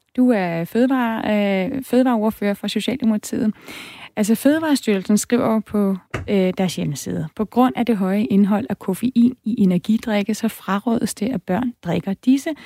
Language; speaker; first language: Danish; native; Danish